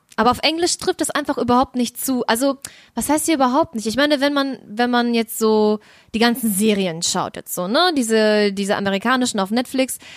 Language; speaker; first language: German; early bilingual, other home language; Russian